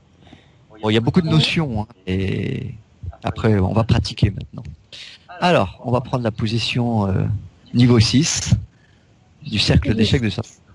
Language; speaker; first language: French; native; French